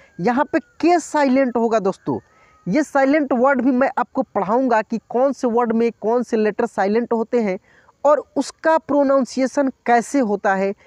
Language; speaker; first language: Hindi; native; Hindi